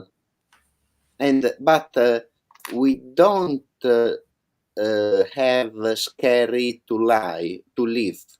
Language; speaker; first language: English; non-native, learner; Italian